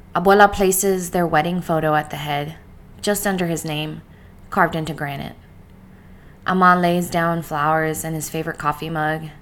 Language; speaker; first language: English; early bilingual, other home language; Spanish